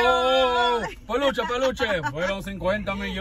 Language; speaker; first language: Spanish; native; Spanish